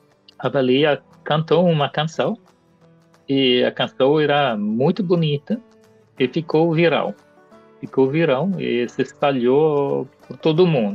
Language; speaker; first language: Portuguese; non-native, fluent; Italian